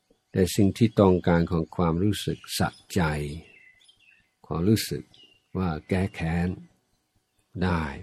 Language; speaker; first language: Thai; non-native, fluent; English